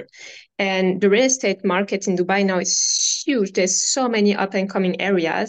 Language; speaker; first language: English; non-native, fluent; French